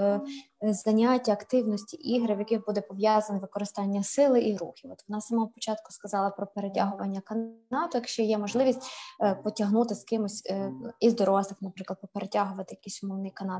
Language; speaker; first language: Ukrainian; native; Ukrainian